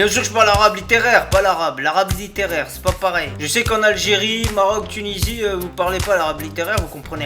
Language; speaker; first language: French; native; French